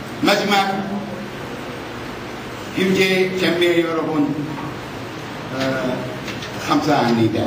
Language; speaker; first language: Korean; non-native, learner; Arabic